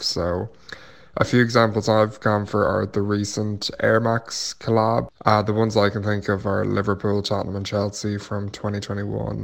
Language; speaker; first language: English; native; English